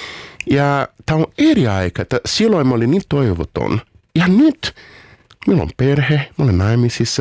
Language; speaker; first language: Finnish; non-native, fluent; Portuguese